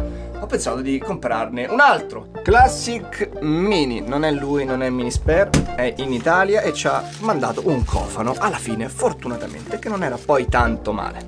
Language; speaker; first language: Italian; native; Italian